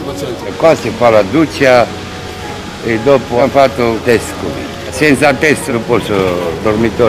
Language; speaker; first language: Italian; non-native, learner; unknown